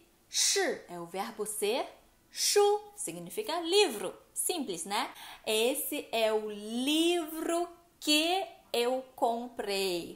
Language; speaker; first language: Portuguese; non-native, fluent; Chinese